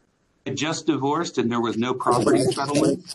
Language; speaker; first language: English; native; English